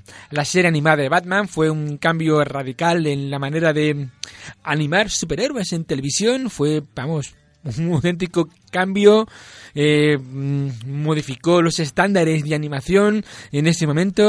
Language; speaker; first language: Spanish; native; Spanish